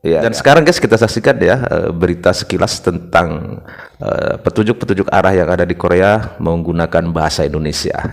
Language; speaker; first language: Indonesian; native; Indonesian